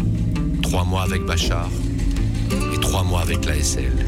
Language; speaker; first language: French; non-native, learner; Arabic